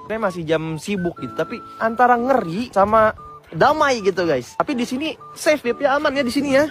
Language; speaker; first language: Indonesian; native; Indonesian